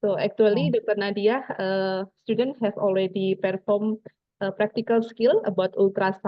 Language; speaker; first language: English; non-native, fluent; Indonesian